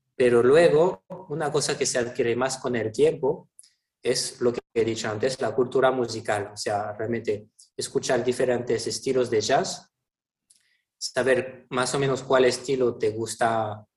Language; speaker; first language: Spanish; non-native, fluent; French